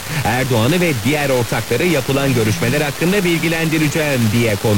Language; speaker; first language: Turkish; native; Turkish